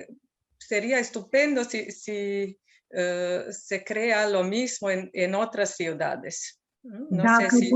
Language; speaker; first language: Spanish; non-native, fluent; Serbian